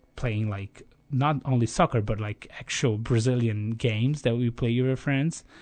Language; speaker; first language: English; non-native, fluent; Portuguese